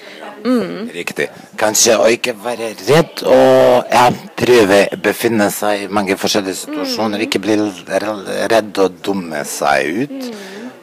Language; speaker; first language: Norwegian; non-native, fluent; Serbian